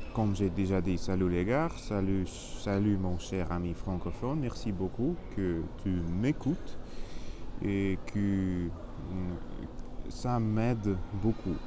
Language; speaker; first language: French; non-native, learner; Spanish